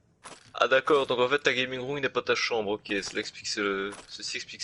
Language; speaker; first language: French; native; French